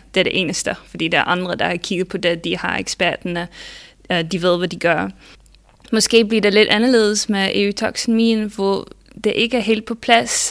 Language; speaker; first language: Danish; non-native, fluent; Dutch